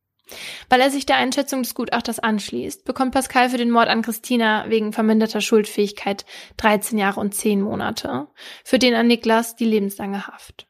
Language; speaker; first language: German; native; German